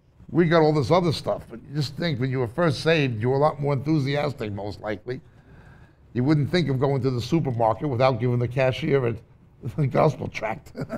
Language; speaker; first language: English; native; English